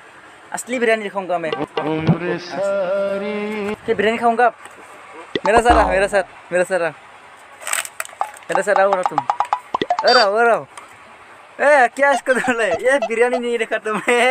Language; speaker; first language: Hindi; non-native, local second language; Bodo